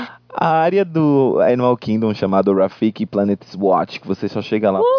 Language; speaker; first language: Portuguese; native; Portuguese